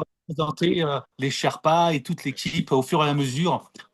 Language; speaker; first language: French; native; French